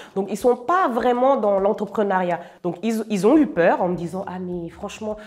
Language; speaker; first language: French; non-native, local second language; Wolof